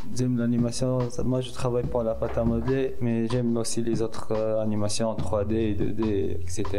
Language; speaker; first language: French; non-native, local second language; Arabic